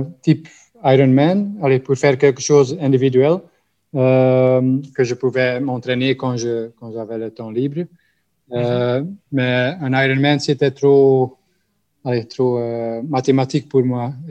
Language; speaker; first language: French; non-native, local second language; Dutch